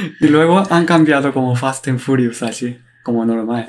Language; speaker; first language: Spanish; non-native, learner; Korean